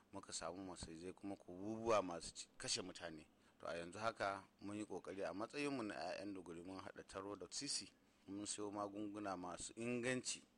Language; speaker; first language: Hausa; non-native, local second language; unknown